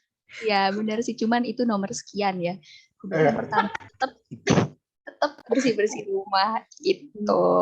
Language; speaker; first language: Indonesian; native; Indonesian